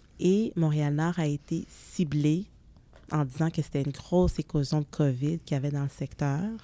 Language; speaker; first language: French; native; French